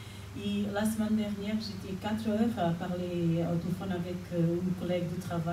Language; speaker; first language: French; non-native, fluent; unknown